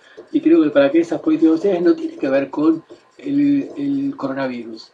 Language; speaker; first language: Spanish; native; Spanish